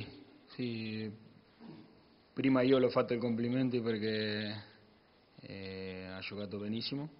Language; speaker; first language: Italian; non-native, learner; Spanish